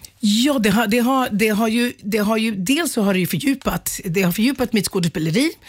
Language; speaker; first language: Swedish; early bilingual, other home language; Spanish